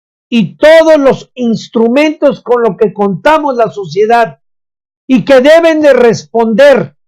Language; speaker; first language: Spanish; native; Spanish